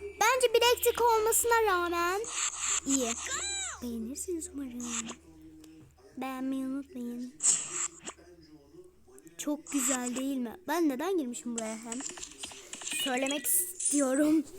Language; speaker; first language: Turkish; native; Turkish